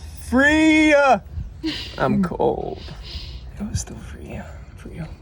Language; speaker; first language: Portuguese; non-native, learner; English